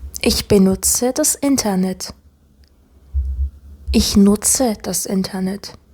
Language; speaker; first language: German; non-native, fluent; Turkish